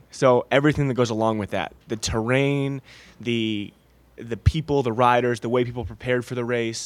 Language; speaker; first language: English; native; English